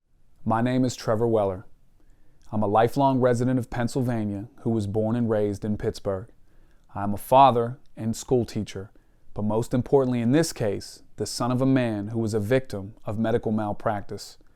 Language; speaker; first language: English; native; English